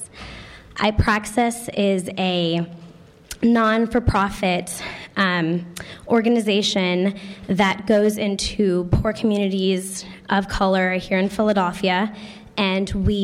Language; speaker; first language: English; native; English